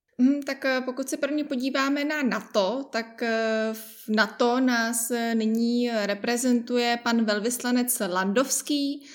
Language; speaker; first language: Czech; native; Czech